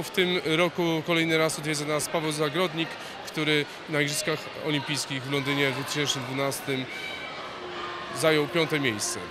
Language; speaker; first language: Polish; native; Polish